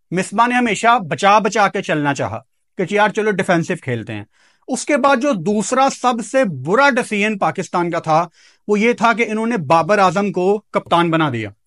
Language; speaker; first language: Urdu; non-native, local second language; Punjabi